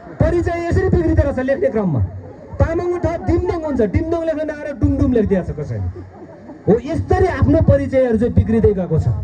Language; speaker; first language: Nepali; non-native, local second language; Eastern Tamang